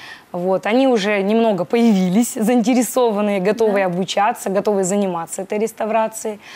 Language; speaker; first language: Russian; native; Russian